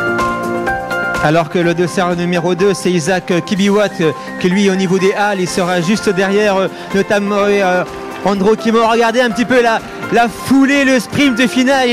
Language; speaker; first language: French; native; French